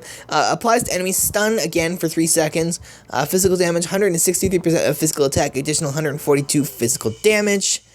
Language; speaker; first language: English; native; English